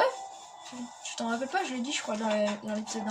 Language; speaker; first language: French; native; French